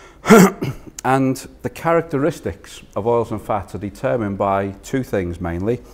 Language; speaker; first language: English; native; English